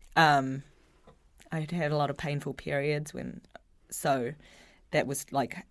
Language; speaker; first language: English; native; English